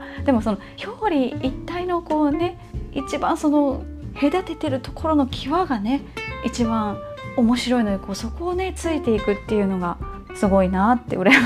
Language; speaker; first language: Japanese; native; Japanese